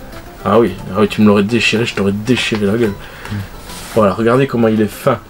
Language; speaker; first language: French; native; French